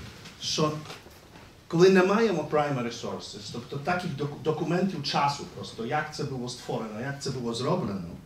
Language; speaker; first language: Ukrainian; native; Ukrainian